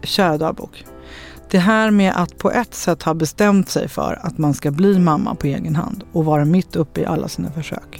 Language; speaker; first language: Swedish; native; Swedish